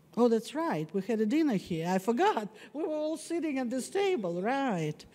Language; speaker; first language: English; non-native, fluent; Russian